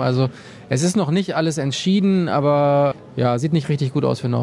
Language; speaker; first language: German; native; German